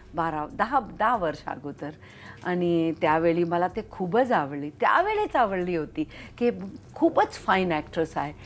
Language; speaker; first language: Marathi; non-native, local second language; Hindi